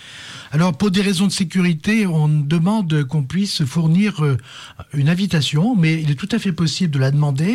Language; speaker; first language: French; native; French